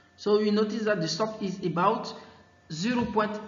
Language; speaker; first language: English; non-native, fluent; French